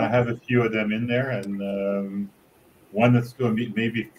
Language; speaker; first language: English; native; English